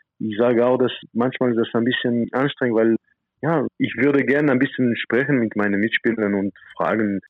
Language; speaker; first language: German; non-native, fluent; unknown